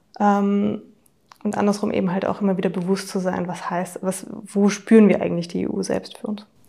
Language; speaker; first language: German; native; German